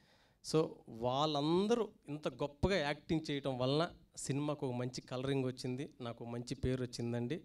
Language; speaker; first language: Telugu; native; Telugu